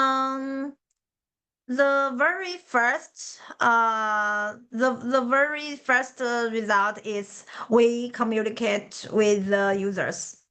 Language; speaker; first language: English; non-native, learner; Chinese